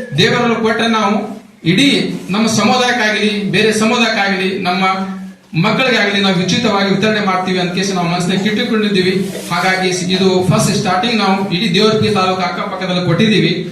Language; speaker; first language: Kannada; non-native, local second language; Urdu